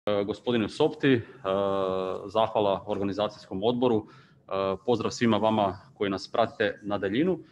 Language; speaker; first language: Bosnian; native; Bosnian